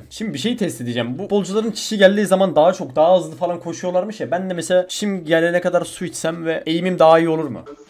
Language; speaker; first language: Turkish; native; Turkish